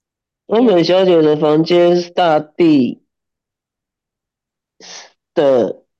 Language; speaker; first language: Chinese; non-native, learner; Japanese